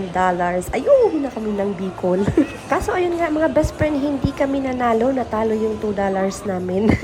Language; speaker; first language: Filipino; non-native, local second language; Bikol